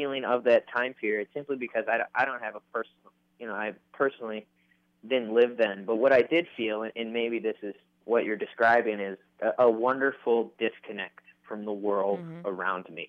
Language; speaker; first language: English; native; English